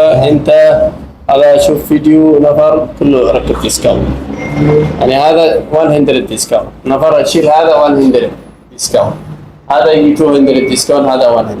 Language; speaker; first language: Arabic; non-native, learner; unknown